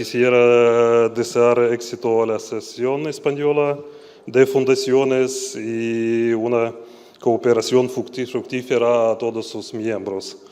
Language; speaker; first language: Spanish; non-native, fluent; Ukrainian